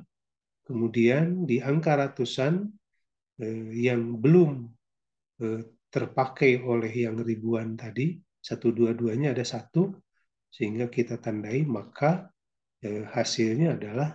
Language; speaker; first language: Indonesian; native; Indonesian